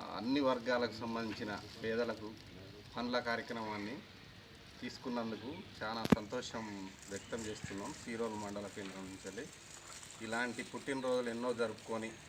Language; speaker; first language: Telugu; native; Telugu